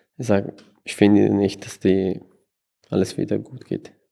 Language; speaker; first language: German; non-native, learner; Persian